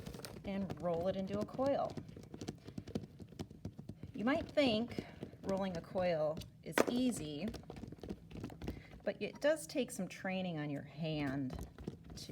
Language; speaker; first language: English; native; English